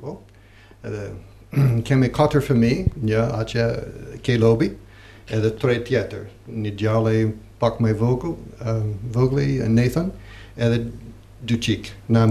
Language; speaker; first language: Albanian; non-native, learner; English